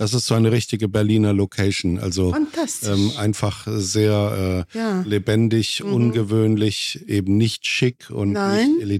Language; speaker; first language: German; native; German